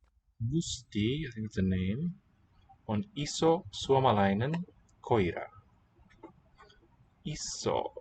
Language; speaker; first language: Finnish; non-native, learner; English